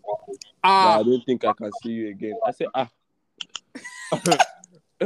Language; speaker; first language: English; non-native, local second language; Yoruba